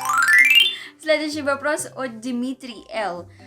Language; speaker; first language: Russian; non-native, learner; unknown